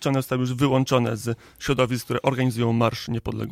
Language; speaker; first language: Polish; native; Polish